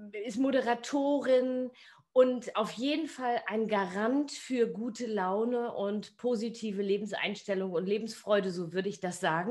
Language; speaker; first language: German; native; German